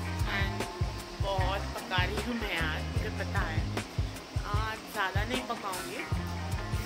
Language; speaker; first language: Hindi; non-native, local second language; Bangla